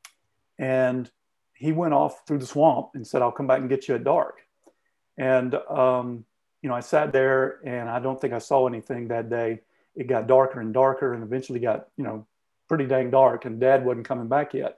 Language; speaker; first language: English; native; English